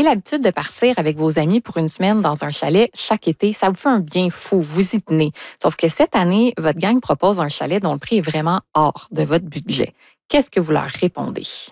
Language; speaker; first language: French; native; French